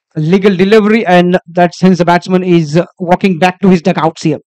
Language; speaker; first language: English; non-native, local second language; Marathi